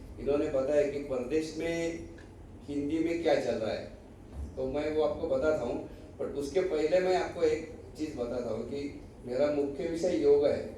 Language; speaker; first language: Hindi; non-native, local second language; Marathi